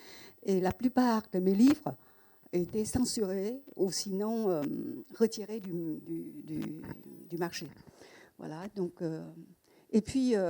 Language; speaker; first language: French; non-native, fluent; Vietnamese